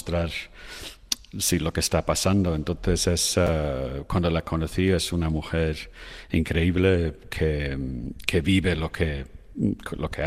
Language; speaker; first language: Spanish; non-native, fluent; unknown